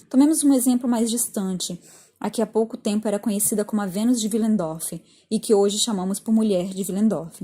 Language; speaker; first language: Portuguese; native; Portuguese